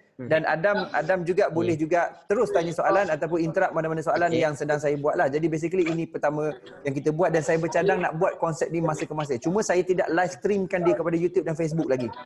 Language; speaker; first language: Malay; native; Malay